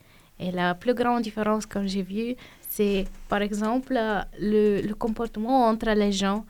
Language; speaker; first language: French; non-native, fluent; Bulgarian